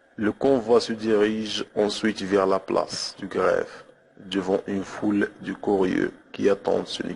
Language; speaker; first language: French; non-native, local second language; Arabic